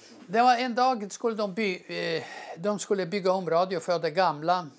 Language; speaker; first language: Swedish; non-native, fluent; Croatian